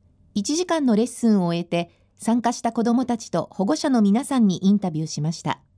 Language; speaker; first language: Japanese; native; Japanese